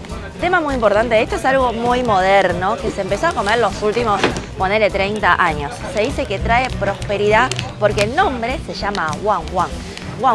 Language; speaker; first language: Spanish; early bilingual, other home language; Chinese